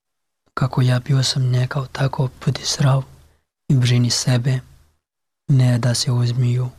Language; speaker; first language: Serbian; non-native, learner; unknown